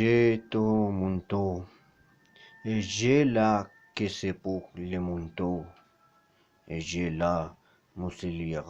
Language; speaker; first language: French; non-native, learner; Spanish